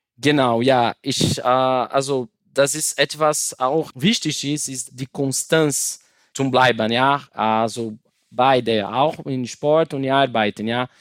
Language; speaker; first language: German; non-native, learner; Portuguese